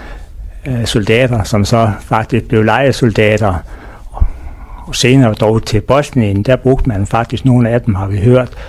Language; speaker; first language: Danish; native; Danish